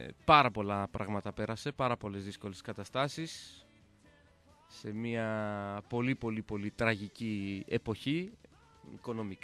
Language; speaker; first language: Greek; native; Greek